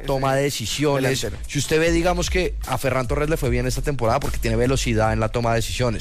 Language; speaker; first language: Spanish; native; Spanish